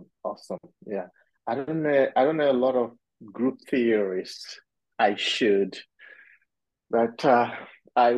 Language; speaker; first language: English; non-native, local second language; Igbo